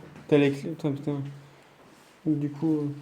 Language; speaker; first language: French; native; French